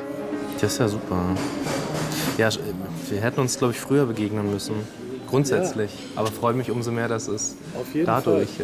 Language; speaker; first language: German; early bilingual, other home language; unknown